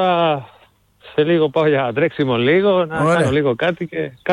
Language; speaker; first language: Greek; non-native, learner; Spanish